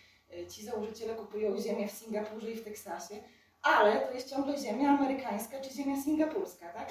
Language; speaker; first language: Polish; native; Polish